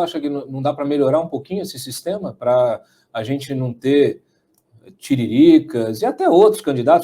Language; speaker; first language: Portuguese; native; Portuguese